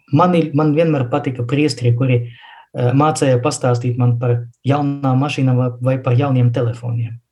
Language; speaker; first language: Latvian; non-native, local second language; Russian